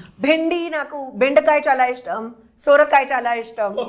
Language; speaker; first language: Telugu; non-native, fluent; Hindi